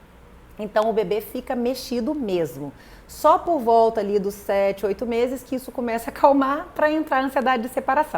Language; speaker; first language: Portuguese; native; Portuguese